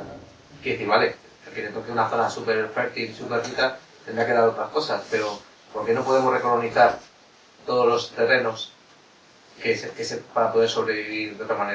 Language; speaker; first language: Spanish; native; Spanish